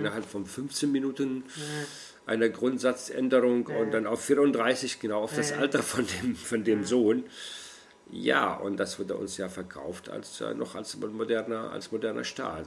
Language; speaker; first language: German; non-native, fluent; Arabic